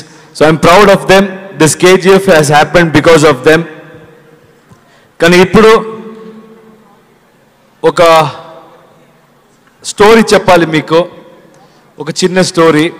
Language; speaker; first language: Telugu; non-native, learner; Kannada